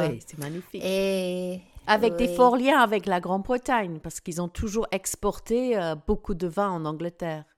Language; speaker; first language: French; non-native, fluent; English